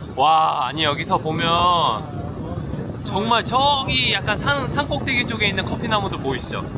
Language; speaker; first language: Korean; native; Korean